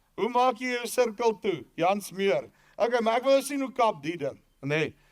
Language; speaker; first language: Afrikaans; native; Afrikaans